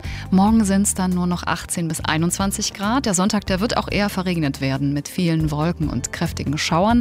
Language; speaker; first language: German; native; German